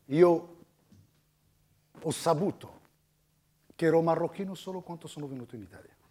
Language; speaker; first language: Italian; non-native, fluent; Arabic